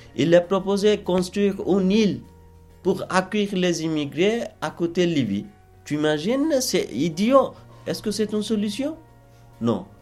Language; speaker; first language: French; non-native, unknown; Bangla